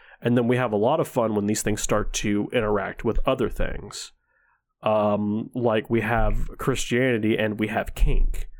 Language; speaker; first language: English; early bilingual, other home language; Danish